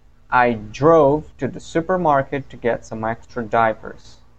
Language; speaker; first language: English; non-native, fluent; Portuguese